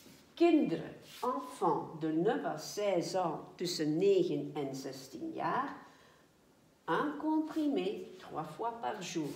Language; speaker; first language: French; non-native, fluent; Dutch